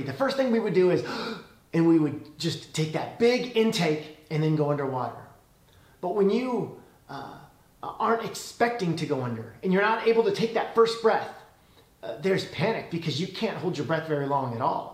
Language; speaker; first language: English; native; English